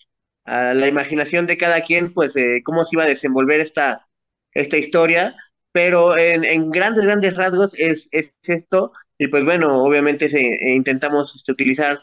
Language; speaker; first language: Spanish; native; Spanish